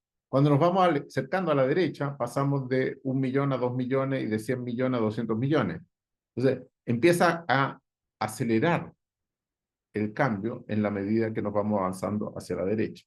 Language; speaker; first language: Spanish; native; Spanish